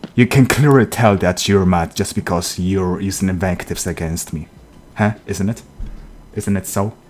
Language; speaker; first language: English; non-native, fluent; Polish